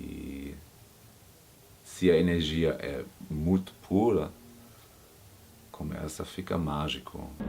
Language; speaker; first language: Portuguese; non-native, learner; German